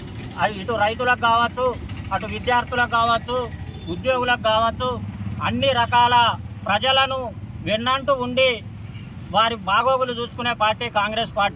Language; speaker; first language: Telugu; native; Telugu